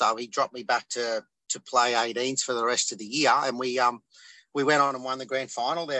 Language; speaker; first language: English; native; English